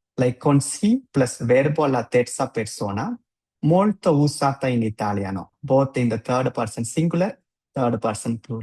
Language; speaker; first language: Italian; non-native, fluent; Tamil